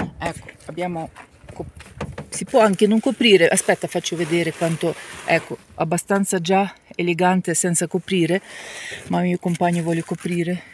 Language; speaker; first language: Italian; non-native, learner; Ukrainian